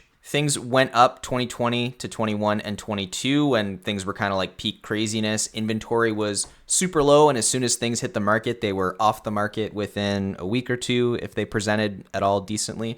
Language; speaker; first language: English; native; English